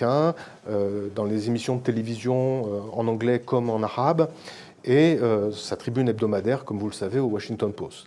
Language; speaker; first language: French; native; French